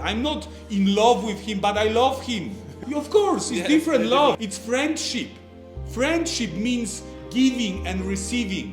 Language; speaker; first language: English; non-native, fluent; Polish